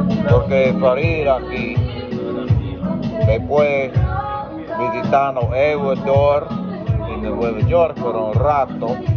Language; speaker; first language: Spanish; non-native, learner; English